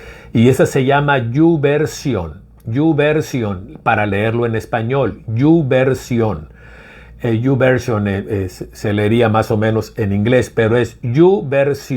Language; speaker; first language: Spanish; native; Spanish